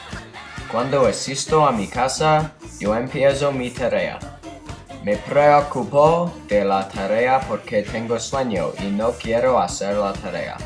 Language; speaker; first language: Spanish; non-native, learner; English